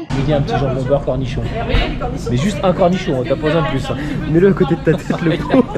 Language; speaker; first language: French; native; French